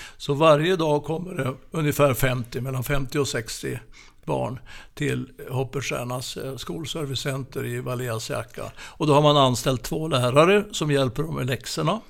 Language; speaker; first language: Swedish; native; Swedish